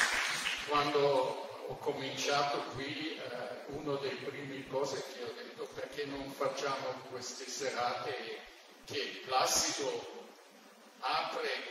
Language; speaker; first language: Italian; non-native, fluent; German